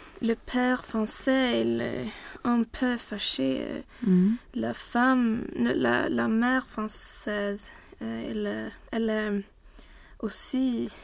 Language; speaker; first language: French; non-native, learner; Swedish